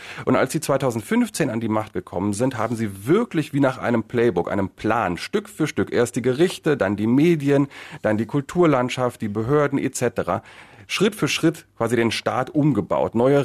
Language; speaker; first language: German; native; German